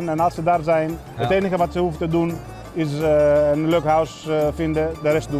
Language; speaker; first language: Dutch; non-native, fluent; Greek